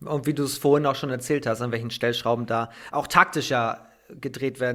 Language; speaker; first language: German; native; German